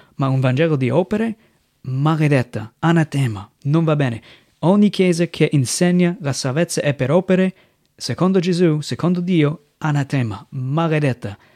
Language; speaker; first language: Italian; non-native, fluent; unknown